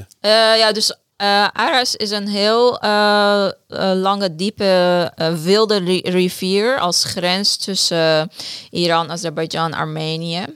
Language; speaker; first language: Dutch; non-native, fluent; Persian